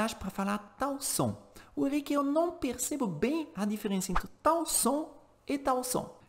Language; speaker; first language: Portuguese; non-native, fluent; French